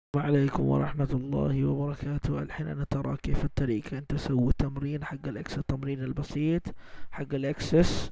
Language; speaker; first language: Arabic; non-native, learner; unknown